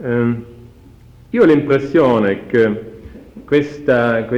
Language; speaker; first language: Italian; non-native, fluent; German